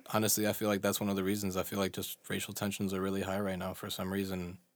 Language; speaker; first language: English; early bilingual, other home language; Bosnian